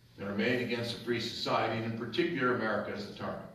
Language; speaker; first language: English; native; English